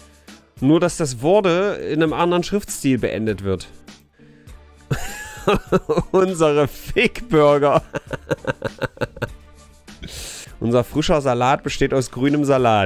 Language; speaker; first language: German; native; German